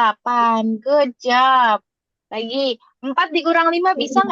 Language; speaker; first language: Indonesian; native; Indonesian